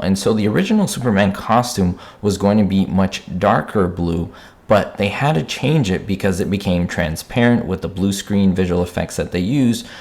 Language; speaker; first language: English; native; English